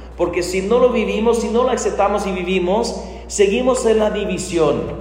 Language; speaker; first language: Spanish; non-native, fluent; English